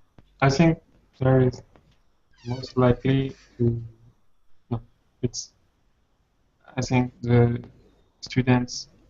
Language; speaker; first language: English; non-native, learner; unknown